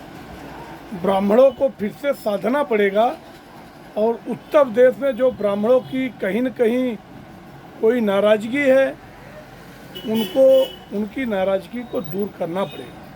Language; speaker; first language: Hindi; native; Hindi